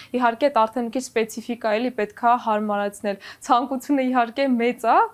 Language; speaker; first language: Armenian; native; Armenian